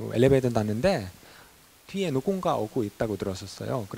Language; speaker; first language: Korean; non-native, fluent; Finnish